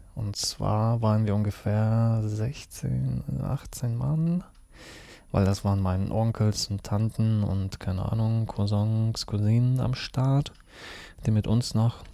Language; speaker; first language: German; early bilingual, other home language; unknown